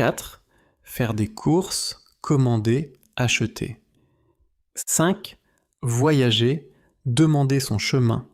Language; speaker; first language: French; native; French